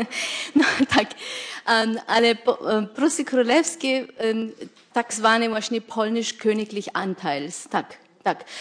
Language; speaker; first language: Polish; non-native, fluent; German